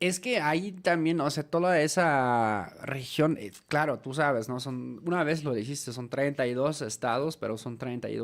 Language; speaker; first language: Spanish; native; Spanish